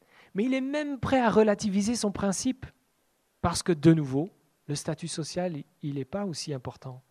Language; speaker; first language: French; native; French